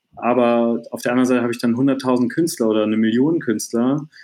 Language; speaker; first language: German; native; German